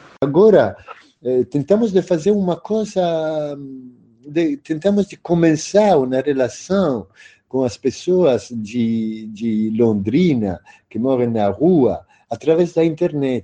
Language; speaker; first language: Portuguese; non-native, fluent; Italian